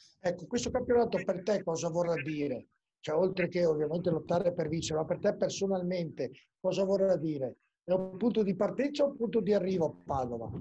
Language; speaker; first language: Italian; native; Italian